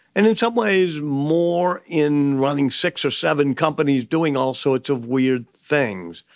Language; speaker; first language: English; native; English